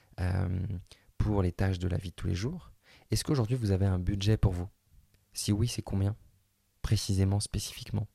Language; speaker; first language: French; native; French